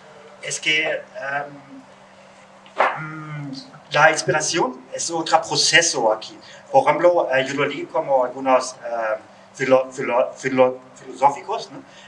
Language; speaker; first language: Spanish; non-native, learner; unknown